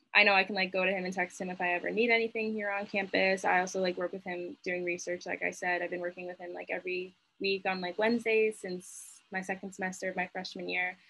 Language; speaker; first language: English; native; English